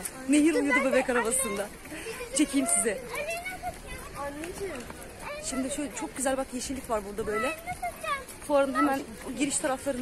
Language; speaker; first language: Turkish; native; Turkish